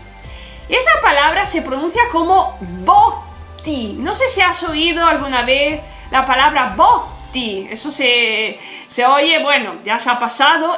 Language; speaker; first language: Spanish; non-native, fluent; Italian